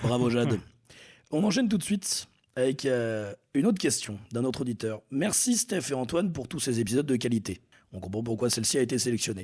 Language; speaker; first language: French; native; French